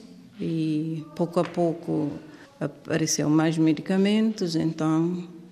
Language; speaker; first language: Portuguese; non-native, local second language; Kabuverdianu